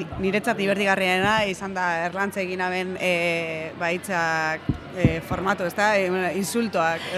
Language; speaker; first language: Basque; non-native, local second language; Spanish